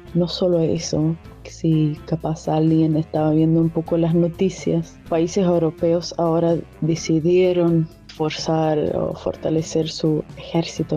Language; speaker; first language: Spanish; non-native, fluent; German